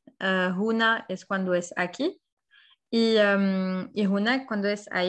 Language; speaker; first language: Spanish; non-native, fluent; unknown